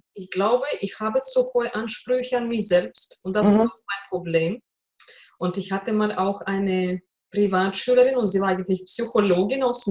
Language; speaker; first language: German; non-native, fluent; Russian